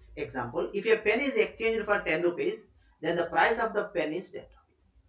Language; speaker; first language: English; non-native, local second language; Telugu